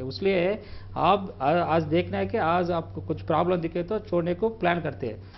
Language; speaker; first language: Hindi; non-native, local second language; Telugu